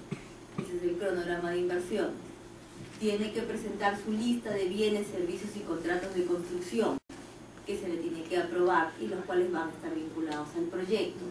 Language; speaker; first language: Spanish; native; Spanish